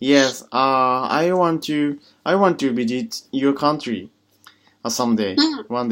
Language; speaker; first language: English; non-native, learner; Japanese